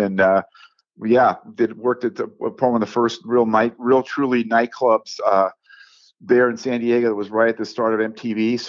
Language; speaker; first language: English; native; English